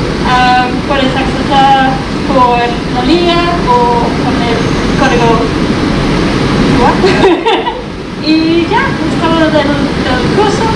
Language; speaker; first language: Spanish; non-native, fluent; English